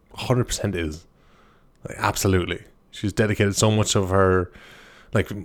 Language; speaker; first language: English; native; English